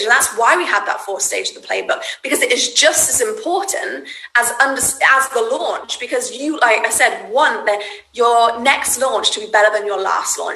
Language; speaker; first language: English; native; English